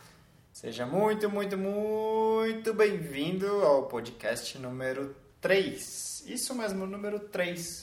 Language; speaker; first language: Portuguese; native; Portuguese